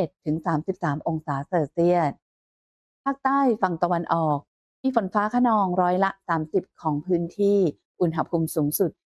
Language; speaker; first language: Thai; native; Thai